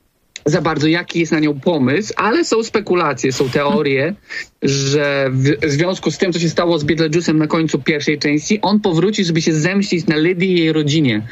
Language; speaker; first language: Polish; native; Polish